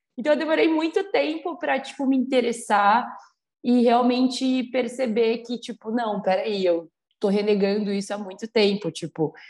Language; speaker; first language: Portuguese; native; Portuguese